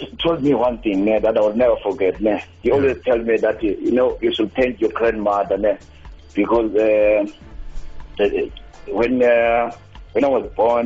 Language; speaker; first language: English; non-native, local second language; Xhosa